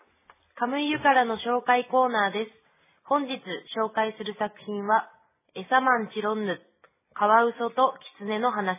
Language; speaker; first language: Japanese; native; Japanese